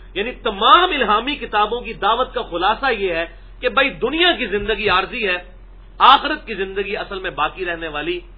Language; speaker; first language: Urdu; non-native, local second language; Punjabi